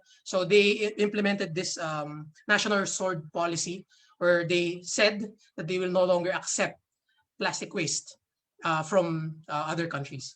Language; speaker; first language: English; non-native, local second language; Filipino